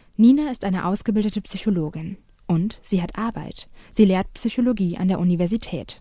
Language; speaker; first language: German; native; German